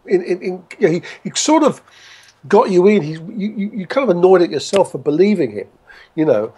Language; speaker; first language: English; native; English